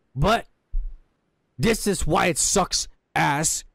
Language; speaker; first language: English; early bilingual, other home language; Spanish